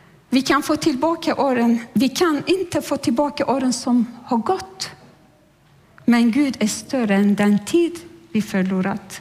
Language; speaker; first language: Swedish; non-native, fluent; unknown